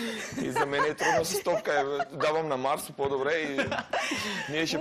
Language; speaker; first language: Bulgarian; non-native, learner; Romanian